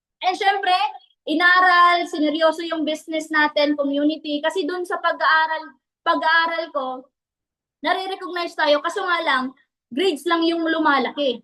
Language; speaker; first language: Filipino; non-native, local second language; Cebuano